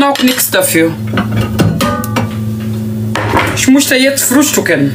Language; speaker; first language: German; non-native, fluent; Swahili